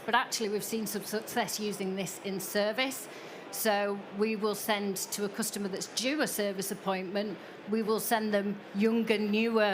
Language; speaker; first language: English; native; English